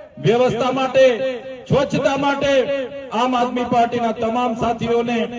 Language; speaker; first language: Gujarati; non-native, local second language; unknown